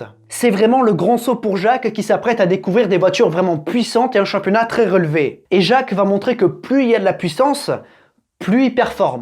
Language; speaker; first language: French; native; French